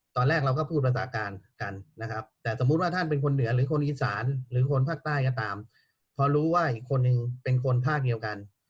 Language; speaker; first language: Thai; native; Thai